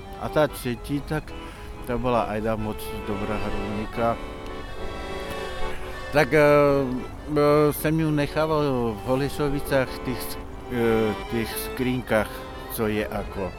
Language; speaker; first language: Czech; non-native, local second language; Slovak